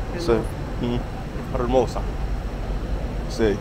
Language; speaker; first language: Spanish; non-native, learner; English